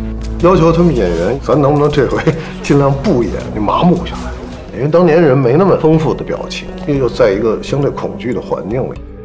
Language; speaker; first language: Chinese; native; Chinese